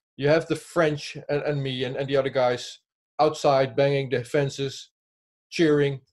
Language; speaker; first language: English; non-native, fluent; Dutch